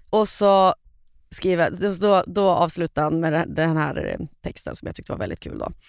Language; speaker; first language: Swedish; native; Swedish